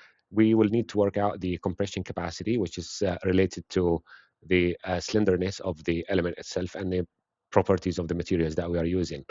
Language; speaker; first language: English; non-native, fluent; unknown